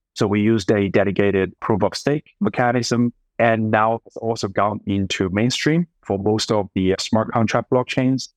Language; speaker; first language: English; non-native, fluent; Chinese